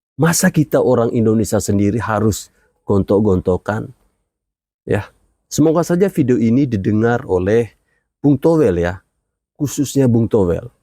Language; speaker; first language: Indonesian; native; Indonesian